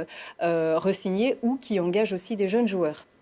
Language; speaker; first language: French; native; French